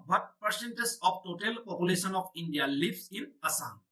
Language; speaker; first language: English; non-native, local second language; Assamese